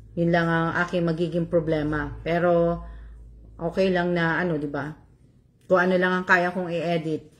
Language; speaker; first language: Filipino; native; Filipino